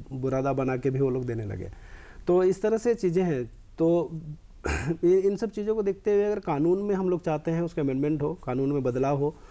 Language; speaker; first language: Hindi; native; Hindi